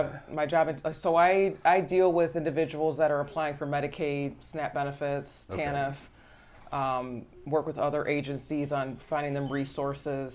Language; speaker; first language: English; native; English